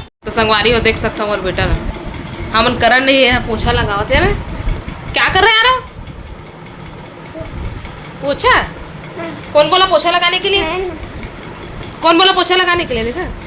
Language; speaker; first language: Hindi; non-native, local second language; Chhattisgarhi